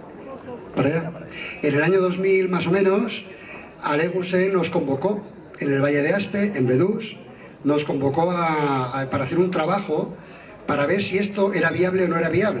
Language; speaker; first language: Spanish; native; Spanish